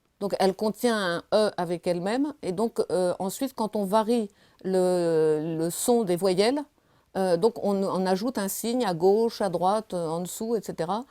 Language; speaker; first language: French; native; French